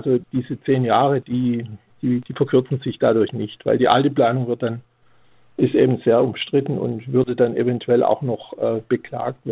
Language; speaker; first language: German; native; German